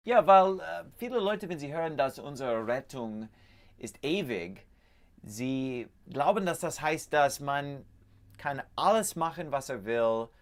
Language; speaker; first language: German; non-native, fluent; English